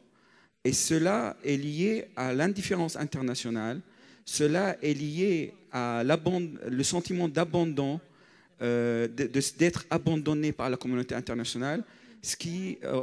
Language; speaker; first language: French; non-native, fluent; Arabic